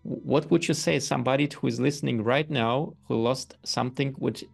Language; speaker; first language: English; non-native, fluent; German